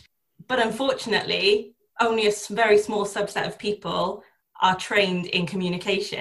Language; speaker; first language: English; native; English